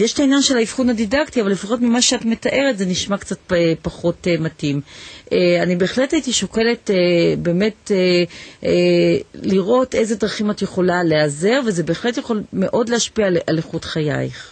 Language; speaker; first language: Hebrew; native; Hebrew